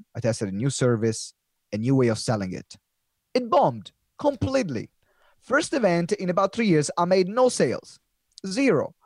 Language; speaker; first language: English; non-native, fluent; Italian